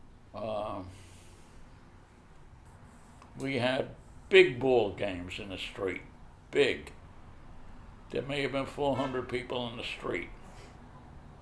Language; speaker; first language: English; early bilingual, other home language; Yiddish